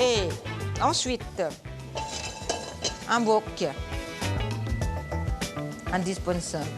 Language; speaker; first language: French; non-native, fluent; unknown